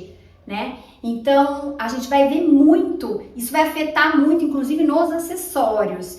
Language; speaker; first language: Portuguese; native; Portuguese